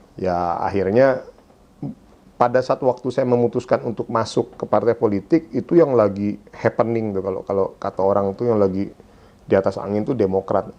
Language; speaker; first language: Indonesian; native; Indonesian